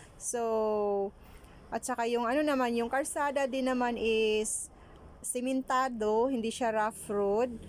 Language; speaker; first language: Filipino; non-native, local second language; Cebuano